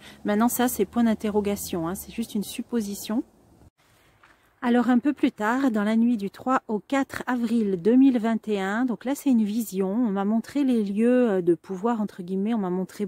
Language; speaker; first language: French; native; French